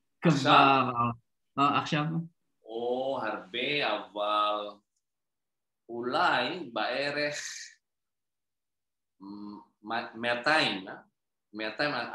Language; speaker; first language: Hebrew; non-native, learner; Indonesian